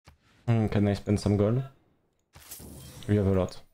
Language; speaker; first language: English; non-native, learner; French